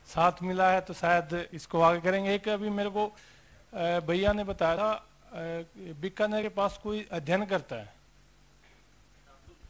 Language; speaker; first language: Hindi; native; Hindi